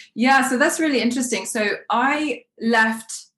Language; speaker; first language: English; non-native, local second language; Polish